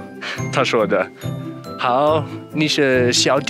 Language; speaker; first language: Chinese; non-native, learner; English